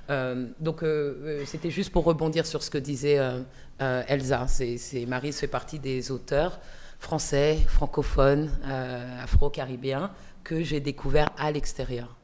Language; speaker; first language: French; native; French